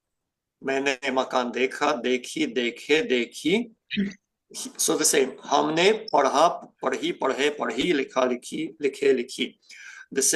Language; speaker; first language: Hindi; non-native, fluent; Ukrainian